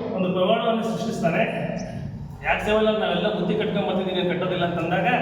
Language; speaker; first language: Kannada; non-native, local second language; Lambadi